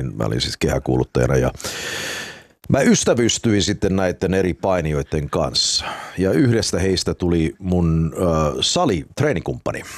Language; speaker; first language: Finnish; early bilingual, heritage; Finnish